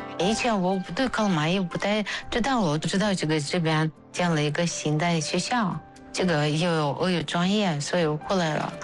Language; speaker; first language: Chinese; non-native, fluent; Russian